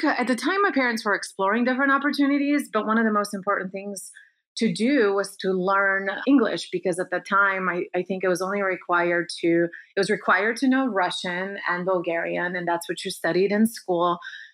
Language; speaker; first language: English; early bilingual, other home language; Bulgarian